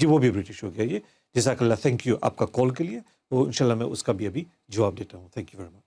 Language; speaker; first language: Hindi; early bilingual, heritage; Hindi